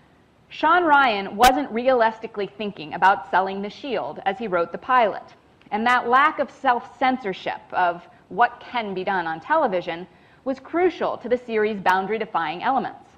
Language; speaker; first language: English; native; English